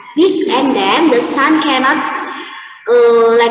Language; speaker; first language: English; non-native, learner; Indonesian